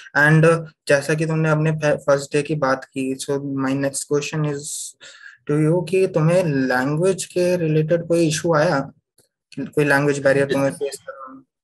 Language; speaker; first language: Hindi; native; Hindi